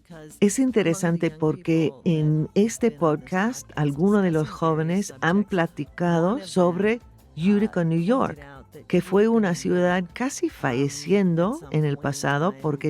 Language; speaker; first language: Spanish; non-native, fluent; English